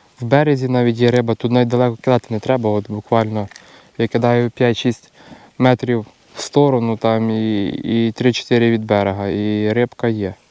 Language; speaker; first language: Ukrainian; native; Ukrainian